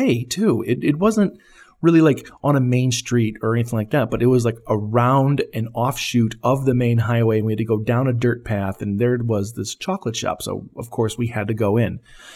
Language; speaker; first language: English; native; English